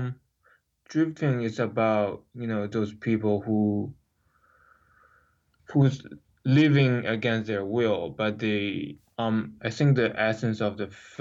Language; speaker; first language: English; non-native, fluent; Chinese